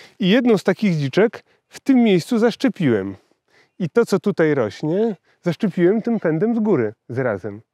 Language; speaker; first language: Polish; native; Polish